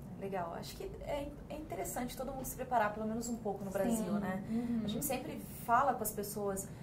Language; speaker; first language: Portuguese; native; Portuguese